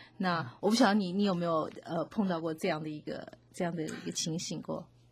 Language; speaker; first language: Chinese; native; Chinese